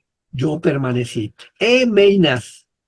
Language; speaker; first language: Spanish; native; Spanish